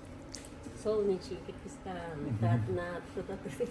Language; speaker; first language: Russian; non-native, local second language; Kyrgyz